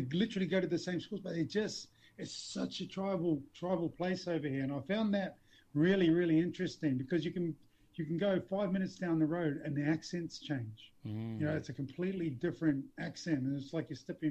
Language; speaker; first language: English; native; English